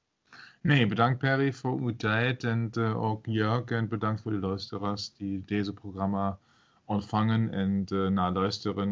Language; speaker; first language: Dutch; non-native, fluent; German